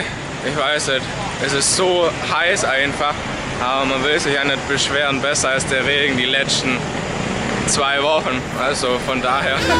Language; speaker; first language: German; native; German